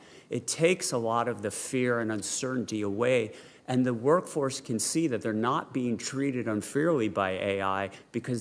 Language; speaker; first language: English; native; English